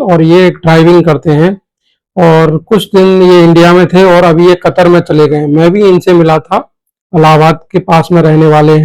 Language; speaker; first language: Hindi; native; Hindi